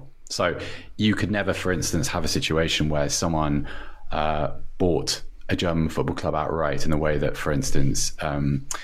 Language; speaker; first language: English; native; English